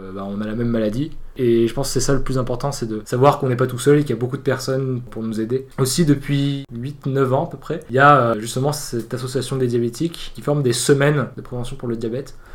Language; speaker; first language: French; native; French